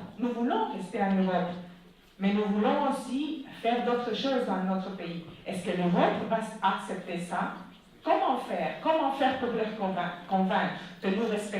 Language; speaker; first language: French; non-native, fluent; Spanish